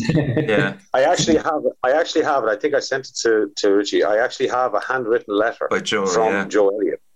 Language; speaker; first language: English; native; English